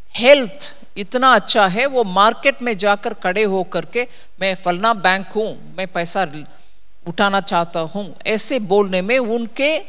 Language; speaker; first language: Hindi; non-native, local second language; Tamil